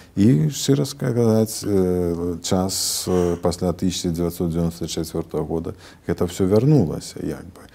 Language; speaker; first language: Belarusian; native; Belarusian